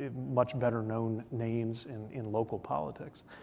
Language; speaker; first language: English; native; English